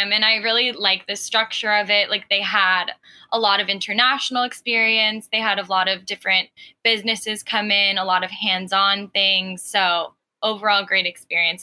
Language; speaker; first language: English; early bilingual, other home language; Arabic